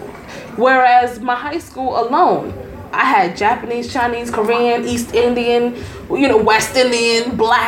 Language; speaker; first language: English; native; English